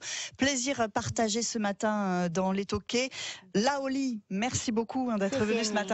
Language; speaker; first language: French; native; French